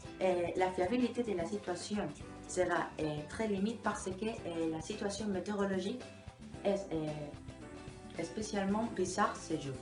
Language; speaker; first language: French; non-native, learner; Spanish